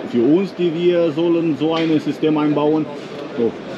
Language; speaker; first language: German; non-native, fluent; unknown